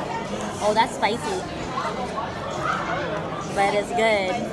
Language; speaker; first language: English; native; English